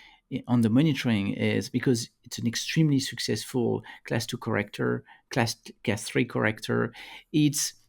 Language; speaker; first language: English; non-native, fluent; French